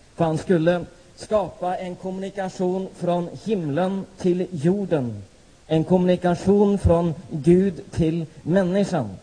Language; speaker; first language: Swedish; non-native, fluent; Norwegian